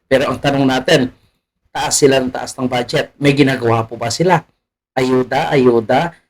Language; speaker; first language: Filipino; native; Filipino